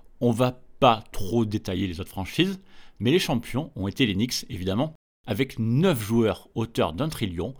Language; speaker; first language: French; native; French